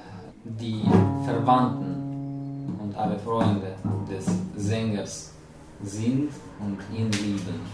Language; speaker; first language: German; non-native, fluent; Russian